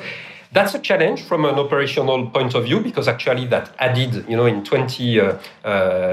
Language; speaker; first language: English; non-native, fluent; French